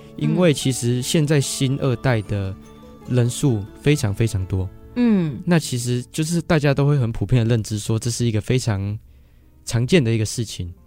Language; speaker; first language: Chinese; native; Chinese